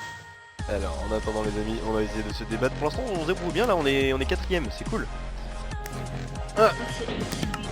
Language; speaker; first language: French; native; French